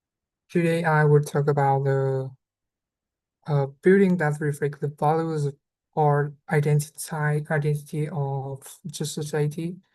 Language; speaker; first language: English; non-native, learner; Vietnamese